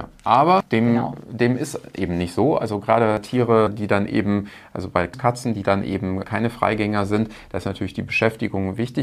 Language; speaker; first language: German; native; German